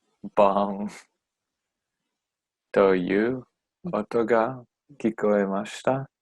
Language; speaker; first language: Japanese; non-native, learner; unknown